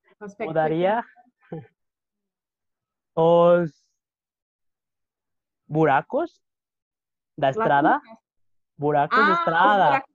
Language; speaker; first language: Portuguese; non-native, learner; Spanish